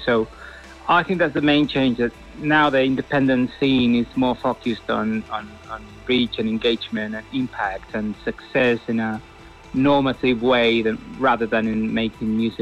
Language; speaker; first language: English; non-native, fluent; Spanish